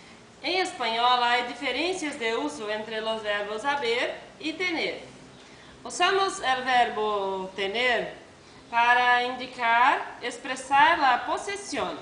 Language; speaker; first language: Spanish; non-native, learner; Portuguese